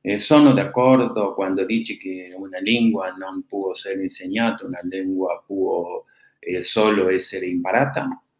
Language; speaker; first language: Italian; non-native, learner; Spanish